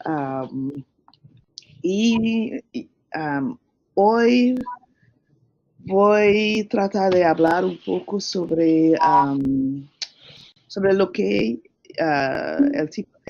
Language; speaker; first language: Spanish; non-native, learner; English